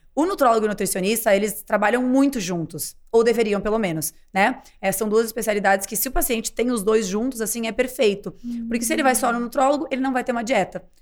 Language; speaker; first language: Portuguese; native; Portuguese